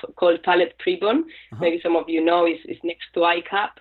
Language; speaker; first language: English; non-native, fluent; Spanish